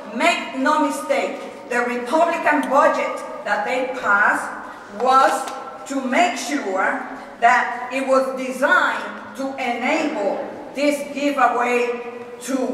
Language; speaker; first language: English; non-native, fluent; Spanish